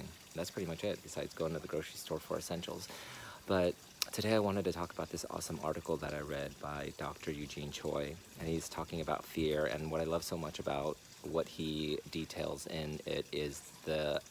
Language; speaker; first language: English; native; English